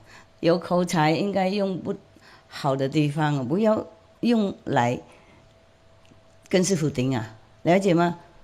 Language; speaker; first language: Chinese; non-native, fluent; Vietnamese